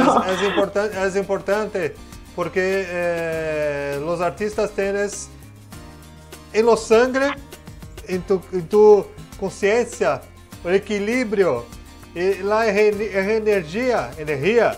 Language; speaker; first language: Spanish; non-native, learner; Portuguese